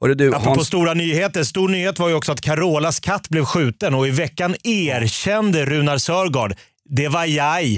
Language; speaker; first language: Swedish; native; Swedish